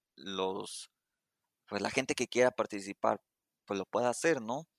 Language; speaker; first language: Spanish; native; Spanish